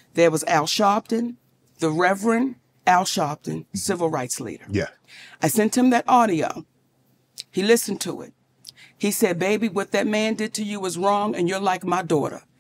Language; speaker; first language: English; native; English